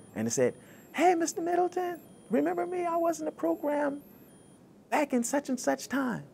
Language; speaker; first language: English; native; English